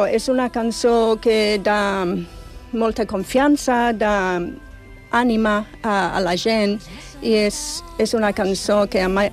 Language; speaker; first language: Catalan; non-native, fluent; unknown